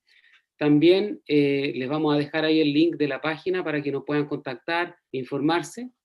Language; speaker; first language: Spanish; native; Spanish